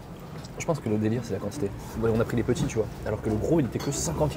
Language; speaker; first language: French; native; French